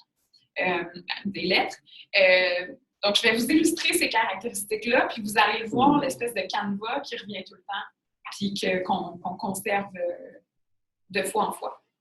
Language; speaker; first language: French; native; French